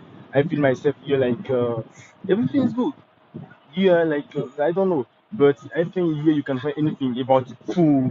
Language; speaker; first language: English; non-native, learner; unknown